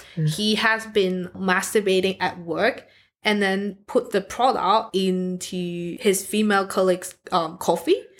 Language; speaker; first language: English; non-native, local second language; Cantonese